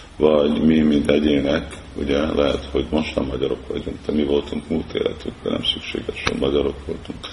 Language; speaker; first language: Hungarian; early bilingual, heritage; Hungarian